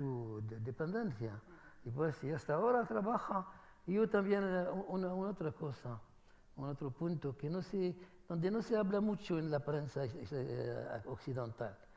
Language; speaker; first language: Spanish; non-native, fluent; Arabic